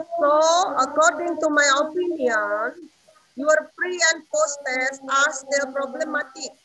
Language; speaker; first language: English; non-native, fluent; Indonesian